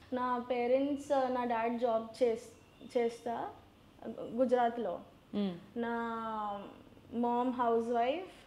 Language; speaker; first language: Telugu; non-native, learner; Gujarati